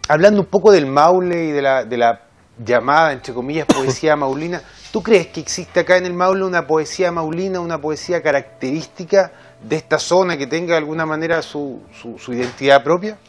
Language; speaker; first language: Spanish; native; Spanish